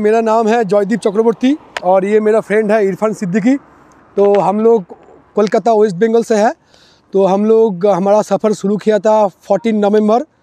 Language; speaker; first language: Hindi; non-native, local second language; Bangla